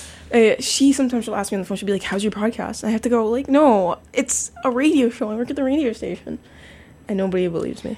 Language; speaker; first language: English; native; English